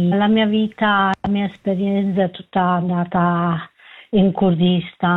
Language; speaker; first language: Italian; non-native, learner; Kurdish